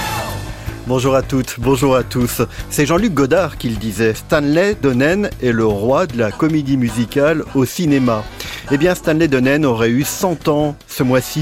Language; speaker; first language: French; native; French